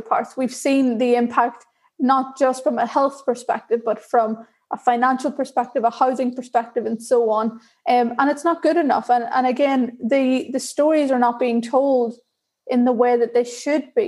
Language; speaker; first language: English; native; English